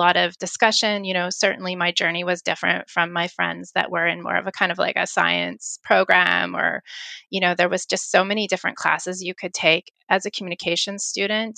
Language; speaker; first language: English; native; English